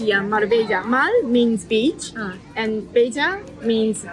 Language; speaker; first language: English; non-native, fluent; Japanese